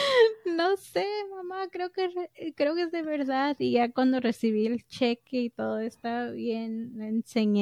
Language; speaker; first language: Spanish; early bilingual, heritage; English